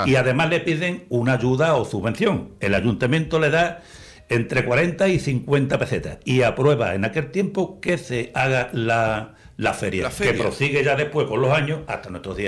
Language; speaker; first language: Spanish; native; Spanish